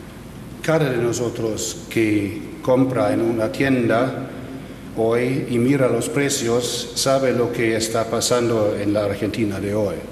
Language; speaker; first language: Spanish; non-native, fluent; German